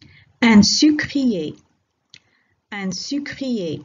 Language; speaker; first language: French; non-native, local second language; Arabic